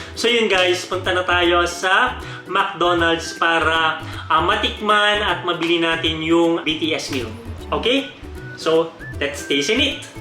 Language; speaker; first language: Filipino; native; Filipino